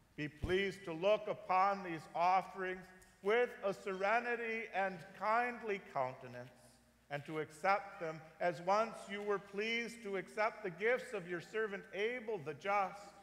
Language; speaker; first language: English; native; English